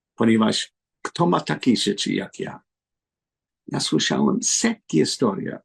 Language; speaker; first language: Polish; non-native, learner; English